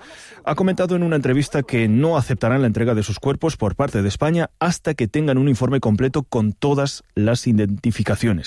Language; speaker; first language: Spanish; native; Spanish